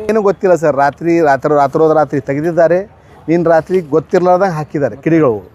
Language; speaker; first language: Kannada; non-native, local second language; Lambadi